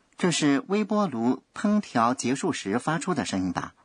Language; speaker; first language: Chinese; non-native, fluent; Japanese